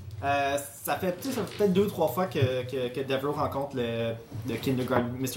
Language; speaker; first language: French; native; French